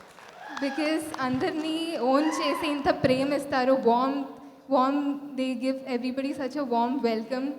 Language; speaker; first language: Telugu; non-native, local second language; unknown